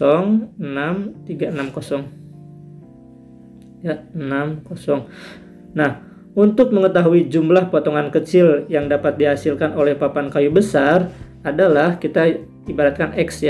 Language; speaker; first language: Indonesian; native; Indonesian